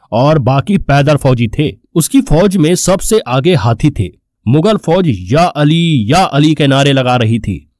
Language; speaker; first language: Hindi; non-native, local second language; Punjabi